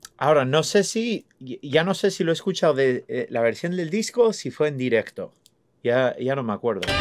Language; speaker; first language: Spanish; non-native, fluent; English